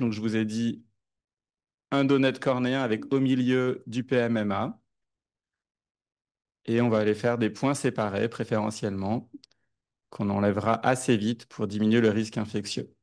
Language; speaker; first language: French; native; French